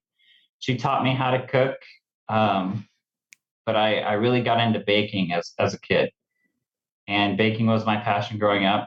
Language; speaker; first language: English; native; English